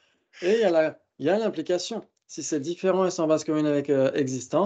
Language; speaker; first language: French; native; French